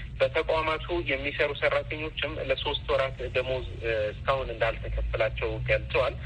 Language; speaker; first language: Amharic; non-native, local second language; Tigrinya